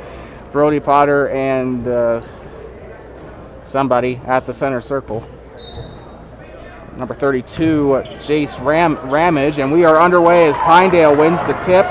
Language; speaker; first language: English; native; English